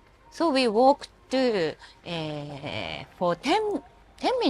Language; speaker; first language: English; non-native, learner; Japanese